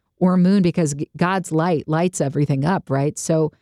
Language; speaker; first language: English; native; English